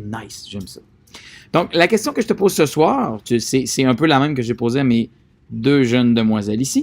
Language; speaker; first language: French; native; French